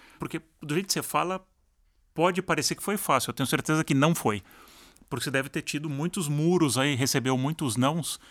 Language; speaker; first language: Portuguese; native; Portuguese